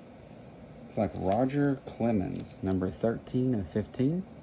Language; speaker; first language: English; native; English